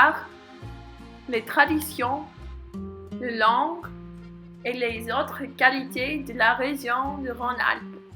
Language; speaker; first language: French; non-native, learner; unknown